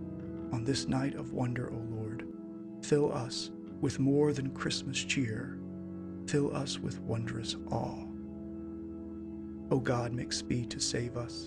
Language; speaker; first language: English; native; English